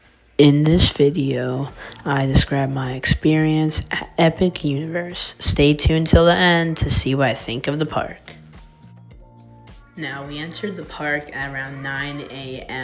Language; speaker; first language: English; native; English